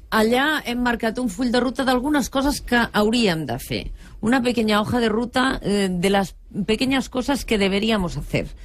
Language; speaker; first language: Spanish; non-native, local second language; Catalan